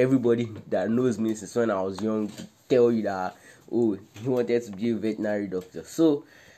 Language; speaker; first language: English; non-native, local second language; Yoruba